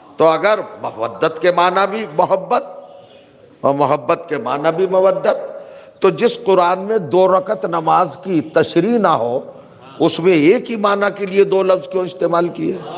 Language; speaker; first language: Urdu; native; Urdu